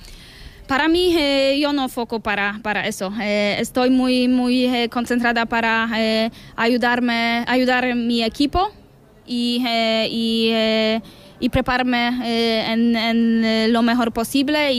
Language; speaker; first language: Spanish; non-native, learner; Polish